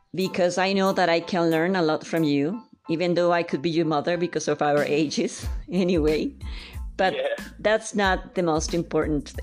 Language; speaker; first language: English; non-native, fluent; Spanish